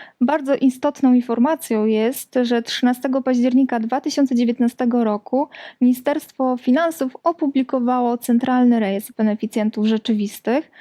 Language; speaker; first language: Polish; native; Polish